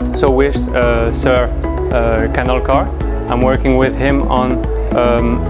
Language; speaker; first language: English; non-native, fluent; French